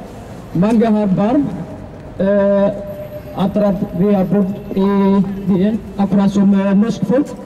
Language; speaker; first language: Norwegian; non-native, fluent; Amharic